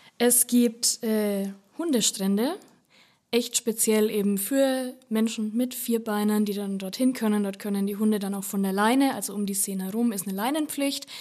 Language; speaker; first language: German; native; German